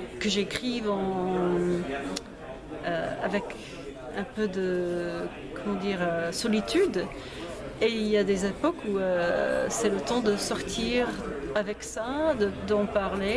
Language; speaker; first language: French; non-native, fluent; English